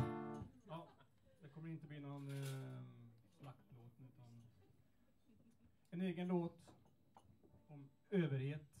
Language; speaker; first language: Swedish; native; Swedish